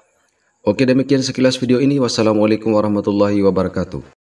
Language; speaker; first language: Indonesian; native; Indonesian